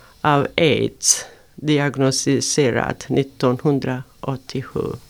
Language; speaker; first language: Swedish; non-native, learner; Arabic